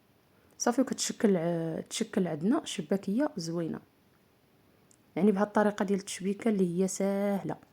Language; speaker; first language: Arabic; native; Arabic